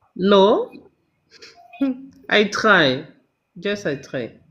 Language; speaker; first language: English; non-native, learner; French